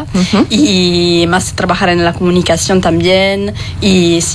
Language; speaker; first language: Spanish; non-native, fluent; Italian